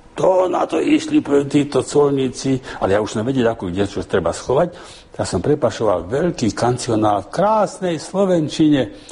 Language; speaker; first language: Slovak; non-native, local second language; Hungarian